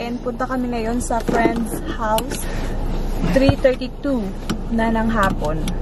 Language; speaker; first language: Filipino; native; Filipino